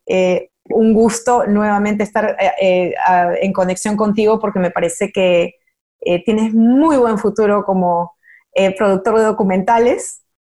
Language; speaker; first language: Spanish; native; Spanish